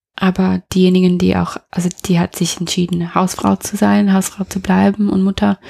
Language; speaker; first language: German; non-native, fluent; English